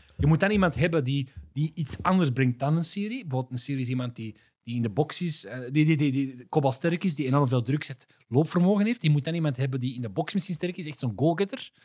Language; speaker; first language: Dutch; early bilingual, other home language; Arabic